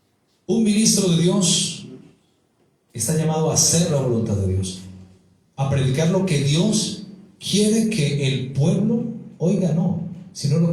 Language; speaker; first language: Spanish; native; Spanish